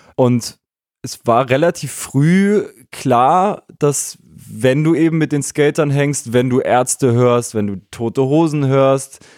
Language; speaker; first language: German; native; German